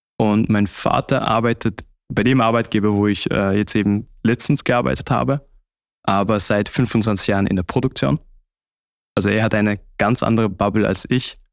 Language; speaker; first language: German; early bilingual, other home language; Turkish